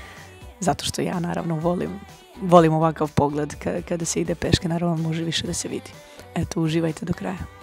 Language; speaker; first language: Serbian; native; Serbian